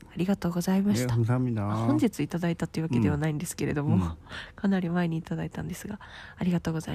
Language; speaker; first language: Japanese; native; Japanese